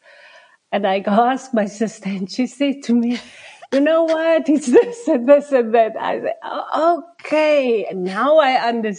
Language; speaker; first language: English; non-native, local second language; Afrikaans